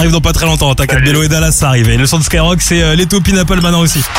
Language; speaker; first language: French; native; French